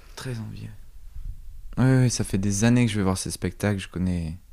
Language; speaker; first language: French; native; French